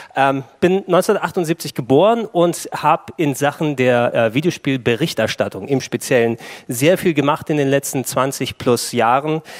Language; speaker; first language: German; early bilingual, other home language; Greek